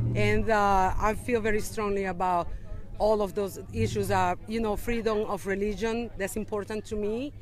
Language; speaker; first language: English; non-native, fluent; Spanish